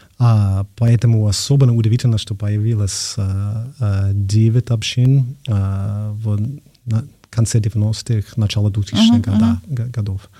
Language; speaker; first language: Russian; non-native, fluent; English